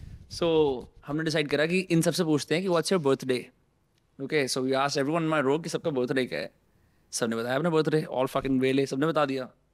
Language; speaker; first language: Hindi; native; Hindi